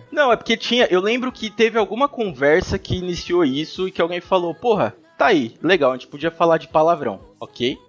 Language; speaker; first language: Portuguese; native; Portuguese